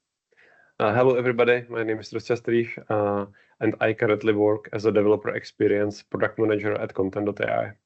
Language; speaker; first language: English; non-native, fluent; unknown